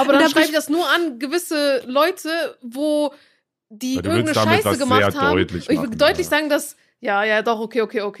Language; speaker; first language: German; native; German